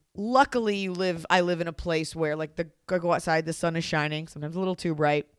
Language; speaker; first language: English; native; English